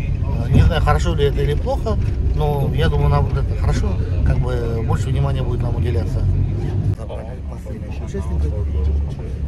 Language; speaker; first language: Russian; native; Russian